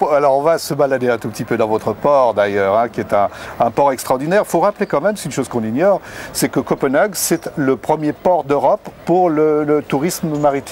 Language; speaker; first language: French; native; French